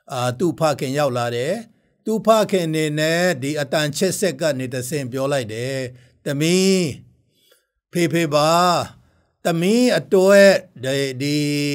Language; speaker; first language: Burmese; non-native, local second language; Tedim Chin